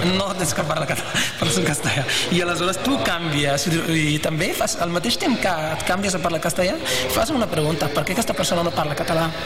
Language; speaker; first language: Catalan; non-native, fluent; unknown